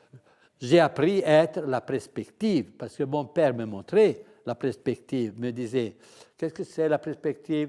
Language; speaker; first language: French; non-native, fluent; Italian